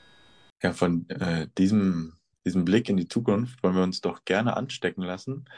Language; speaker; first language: German; native; German